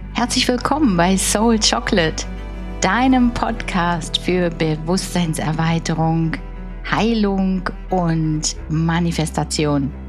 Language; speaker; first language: German; native; German